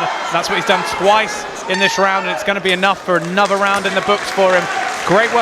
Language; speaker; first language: English; native; English